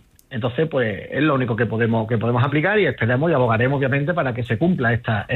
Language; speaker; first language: Spanish; native; Spanish